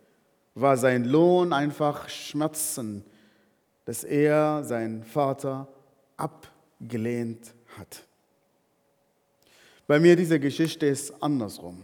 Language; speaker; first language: German; non-native, fluent; Arabic